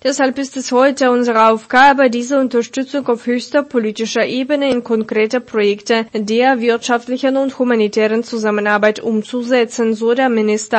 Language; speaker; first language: German; non-native, fluent; Russian